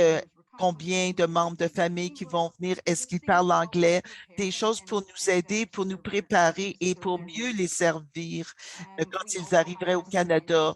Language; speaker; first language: French; non-native, fluent; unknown